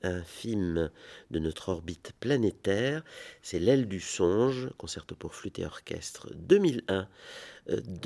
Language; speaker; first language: French; native; French